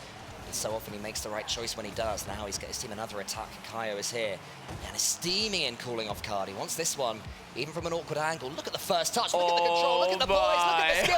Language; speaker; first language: English; native; English